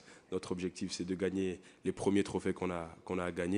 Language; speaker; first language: French; native; French